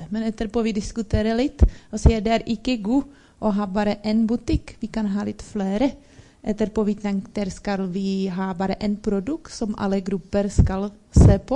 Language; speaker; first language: Norwegian; non-native, learner; Czech